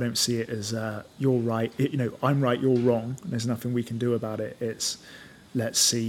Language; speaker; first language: English; native; English